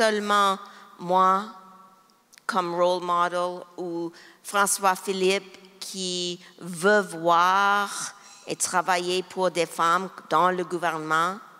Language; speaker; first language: French; non-native, local second language; English